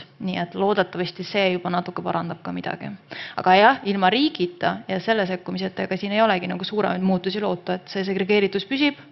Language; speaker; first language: Estonian; non-native, local second language; Russian